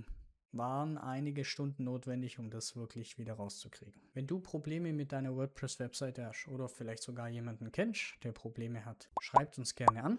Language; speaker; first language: German; native; German